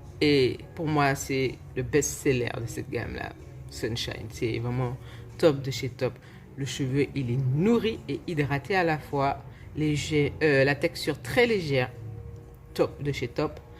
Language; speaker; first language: French; native; French